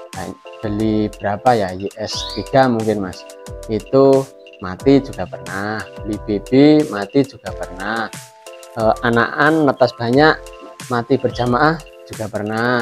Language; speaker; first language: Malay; non-native, local second language; Javanese